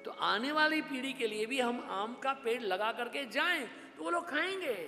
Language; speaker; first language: Hindi; non-native, local second language; Gujarati